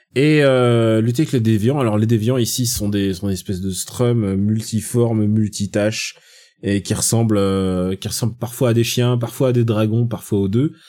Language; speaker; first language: French; native; French